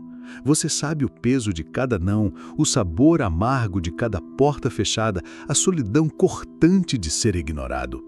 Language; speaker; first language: Portuguese; native; Portuguese